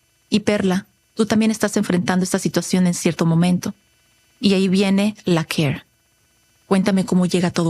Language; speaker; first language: Spanish; native; Spanish